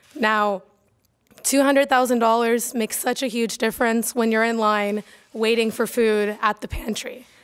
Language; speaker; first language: English; native; English